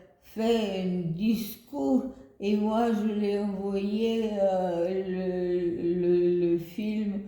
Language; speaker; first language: French; non-native, fluent; Bulgarian